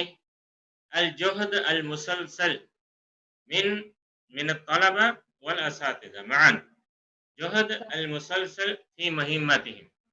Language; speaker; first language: Arabic; non-native, fluent; Urdu